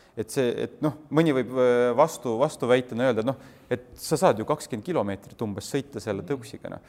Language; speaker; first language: Estonian; non-native, local second language; Russian